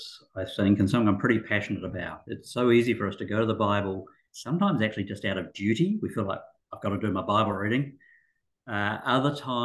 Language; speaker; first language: English; native; English